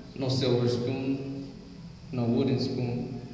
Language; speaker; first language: English; native; English